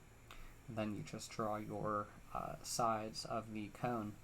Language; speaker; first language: English; native; English